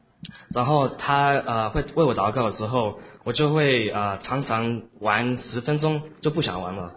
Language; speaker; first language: Chinese; early bilingual, heritage; Chinese